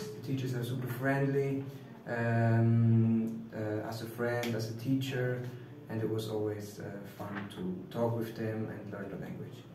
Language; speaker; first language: English; non-native, fluent; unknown